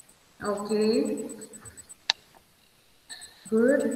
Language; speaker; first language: English; non-native, local second language; Hindi